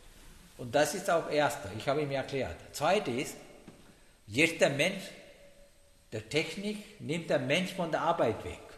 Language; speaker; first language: German; non-native, learner; Sinhala